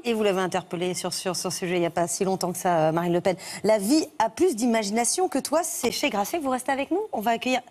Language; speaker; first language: French; native; French